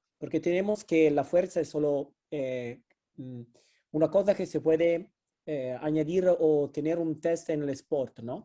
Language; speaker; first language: Spanish; non-native, fluent; Italian